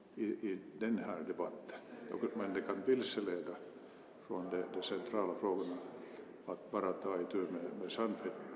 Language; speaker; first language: Swedish; non-native, local second language; Finnish